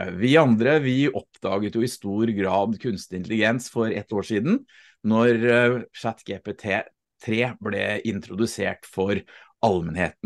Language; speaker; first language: Norwegian; native; Norwegian